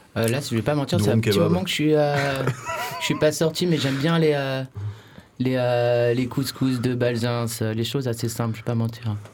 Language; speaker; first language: French; native; French